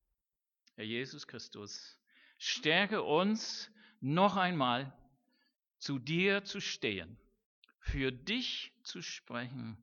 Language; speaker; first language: German; non-native, fluent; English